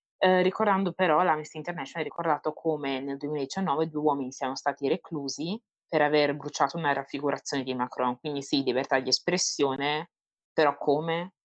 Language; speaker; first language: Italian; early bilingual, other home language; French